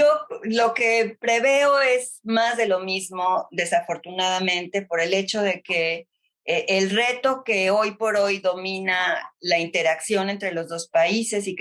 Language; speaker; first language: Spanish; native; Spanish